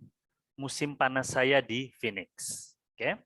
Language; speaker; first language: Indonesian; native; Indonesian